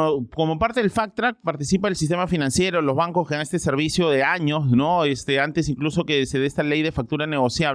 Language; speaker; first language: Spanish; native; Spanish